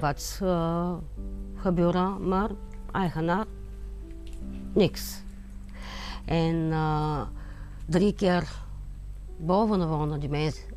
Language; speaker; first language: Dutch; non-native, learner; Bulgarian